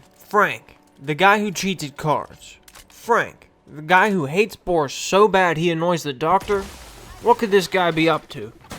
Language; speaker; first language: English; native; English